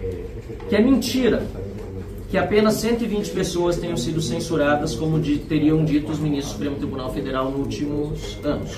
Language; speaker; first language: Portuguese; native; Portuguese